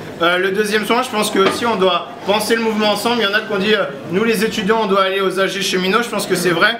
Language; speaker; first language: French; native; French